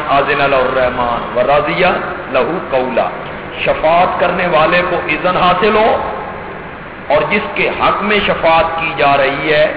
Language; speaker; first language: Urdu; non-native, local second language; Punjabi